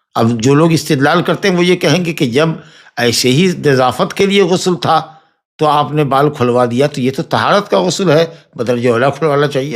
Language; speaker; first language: Urdu; native; Urdu